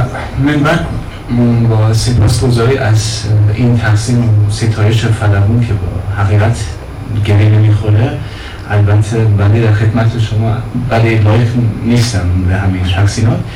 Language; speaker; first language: Persian; non-native, fluent; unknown